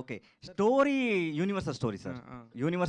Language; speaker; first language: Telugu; non-native, learner; Kannada